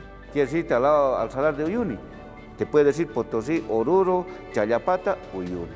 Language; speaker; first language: Spanish; native; Spanish